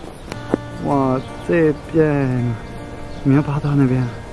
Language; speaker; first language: Chinese; non-native, learner; French